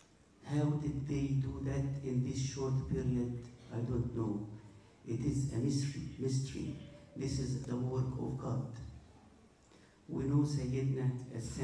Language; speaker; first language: English; non-native, fluent; Arabic